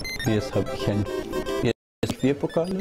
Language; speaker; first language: German; non-native, learner; Persian